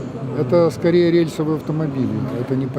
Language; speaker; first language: Russian; native; Russian